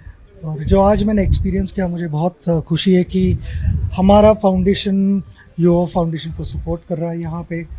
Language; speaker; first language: Hindi; non-native, local second language; Marathi